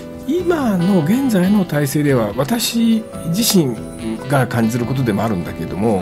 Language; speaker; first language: Japanese; native; Japanese